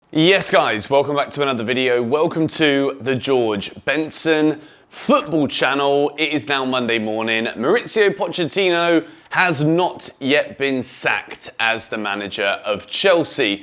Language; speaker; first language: English; native; English